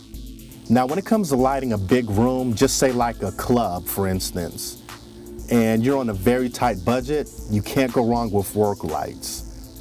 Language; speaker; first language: English; native; English